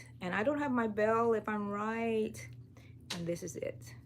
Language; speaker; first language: English; native; English